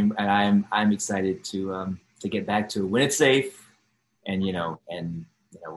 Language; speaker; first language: English; native; English